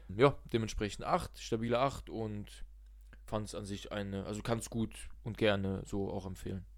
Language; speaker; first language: German; early bilingual, other home language; Russian